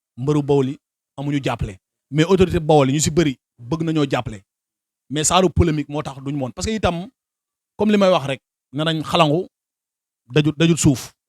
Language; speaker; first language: Wolof; native; Wolof